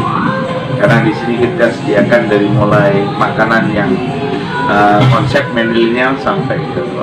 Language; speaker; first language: Indonesian; native; Indonesian